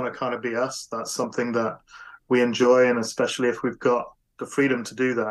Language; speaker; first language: English; native; English